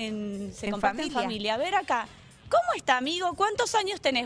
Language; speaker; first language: Spanish; native; Spanish